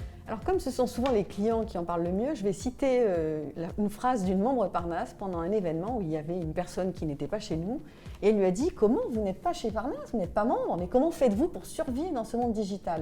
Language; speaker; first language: French; native; French